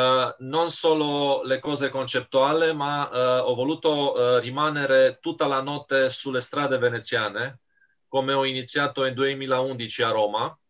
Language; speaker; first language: Italian; non-native, fluent; Romanian